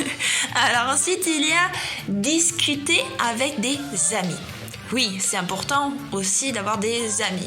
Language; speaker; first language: French; non-native, fluent; Chinese